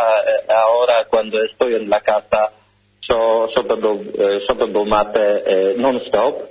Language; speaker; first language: Spanish; non-native, learner; Polish